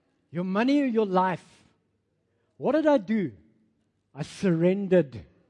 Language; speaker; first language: English; non-native, local second language; Afrikaans